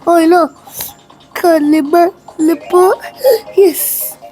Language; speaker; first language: Hebrew; early bilingual, heritage; Hebrew